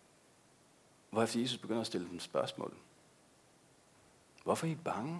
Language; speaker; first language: Danish; native; Danish